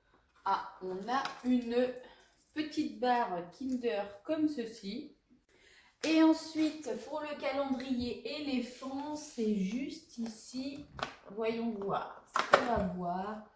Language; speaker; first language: French; native; French